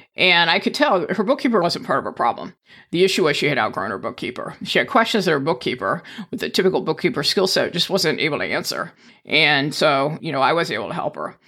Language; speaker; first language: English; native; English